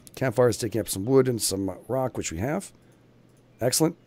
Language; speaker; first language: English; native; English